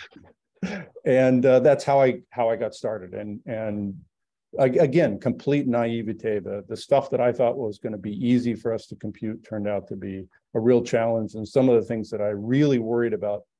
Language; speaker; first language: English; native; English